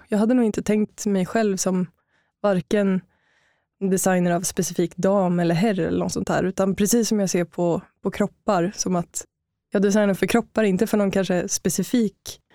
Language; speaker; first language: Swedish; native; Swedish